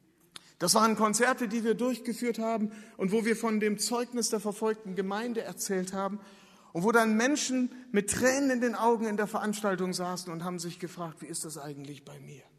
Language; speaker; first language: German; native; German